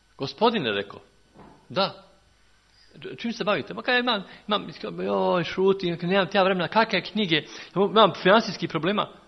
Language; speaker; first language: Serbian; native; Serbian